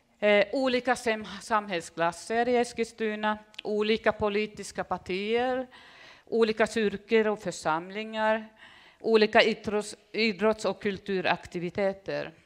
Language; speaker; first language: Swedish; non-native, fluent; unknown